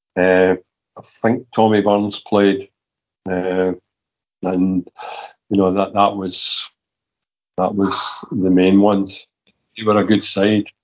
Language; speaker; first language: English; native; English